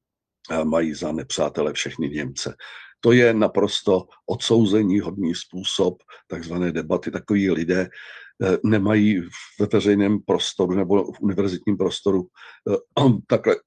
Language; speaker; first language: Czech; native; Czech